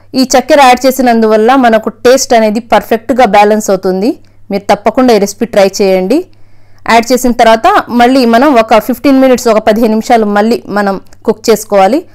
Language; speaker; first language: Telugu; non-native, local second language; Urdu